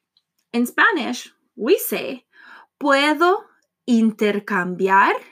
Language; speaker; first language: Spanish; non-native, fluent; English